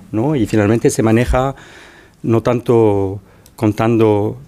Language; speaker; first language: Spanish; non-native, fluent; Arabic